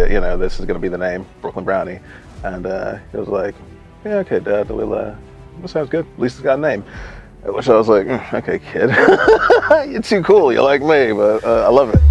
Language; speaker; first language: English; native; English